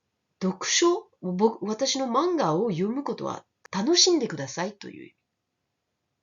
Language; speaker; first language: Japanese; non-native, fluent; French